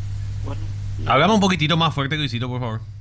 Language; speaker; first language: Spanish; native; Spanish